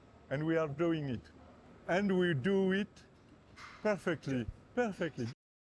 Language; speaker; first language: English; non-native, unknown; French